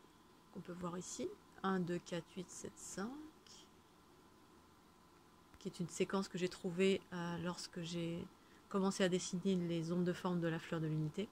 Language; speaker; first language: French; native; French